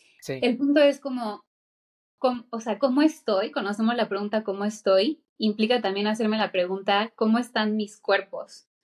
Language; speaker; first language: Spanish; native; Spanish